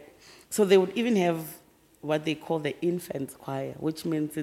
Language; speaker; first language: English; non-native, local second language; Tsonga